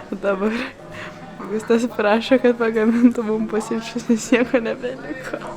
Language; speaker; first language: Lithuanian; native; Lithuanian